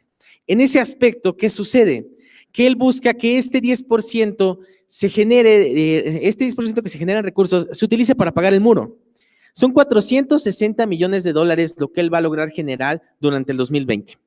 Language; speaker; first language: Spanish; native; Spanish